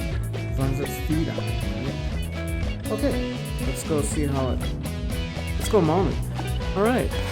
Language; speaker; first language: English; native; English